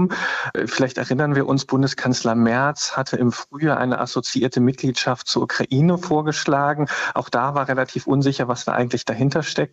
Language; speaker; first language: German; native; German